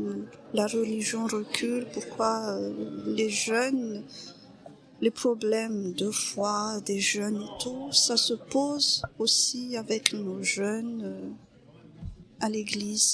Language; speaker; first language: French; non-native, local second language; Malagasy